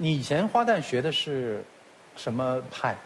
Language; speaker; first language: Chinese; native; Chinese